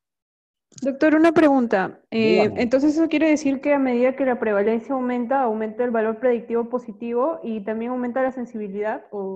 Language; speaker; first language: Spanish; native; Spanish